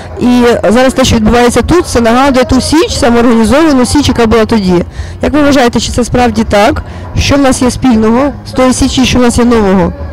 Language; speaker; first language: Ukrainian; native; Ukrainian